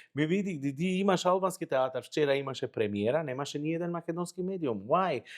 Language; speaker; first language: Macedonian; non-native, local second language; Albanian